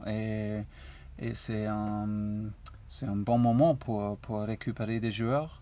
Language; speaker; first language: French; non-native, learner; German